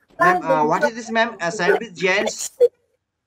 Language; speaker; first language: English; non-native, learner; Marathi